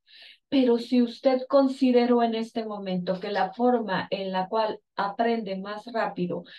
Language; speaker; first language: Spanish; native; Spanish